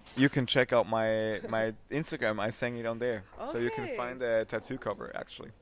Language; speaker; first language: English; non-native, fluent; Swiss German